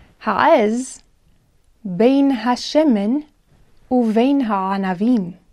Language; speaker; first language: Hebrew; non-native, fluent; English